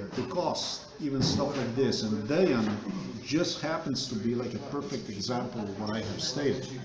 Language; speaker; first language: English; non-native, fluent; Slovenian